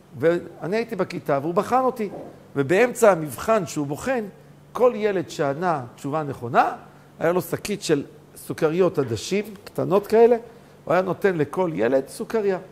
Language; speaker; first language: Hebrew; native; Hebrew